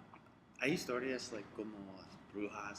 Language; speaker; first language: Spanish; non-native, learner; English